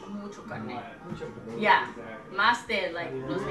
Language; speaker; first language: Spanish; early bilingual, heritage; Spanish